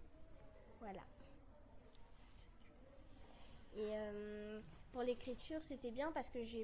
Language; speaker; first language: French; native; French